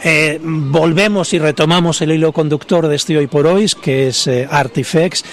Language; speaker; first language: Spanish; native; Spanish